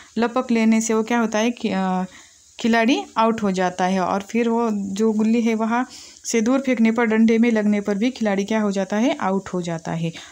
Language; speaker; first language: Hindi; non-native, local second language; Marathi